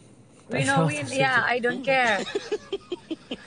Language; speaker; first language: English; non-native, learner; Indonesian